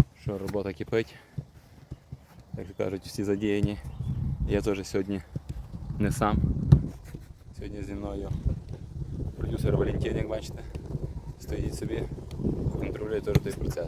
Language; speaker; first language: Ukrainian; native; Ukrainian